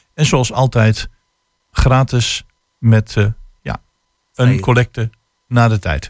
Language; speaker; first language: Dutch; native; Dutch